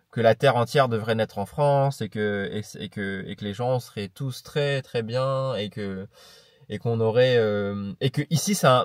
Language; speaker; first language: French; native; French